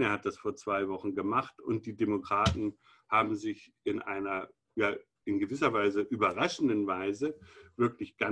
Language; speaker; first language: German; native; German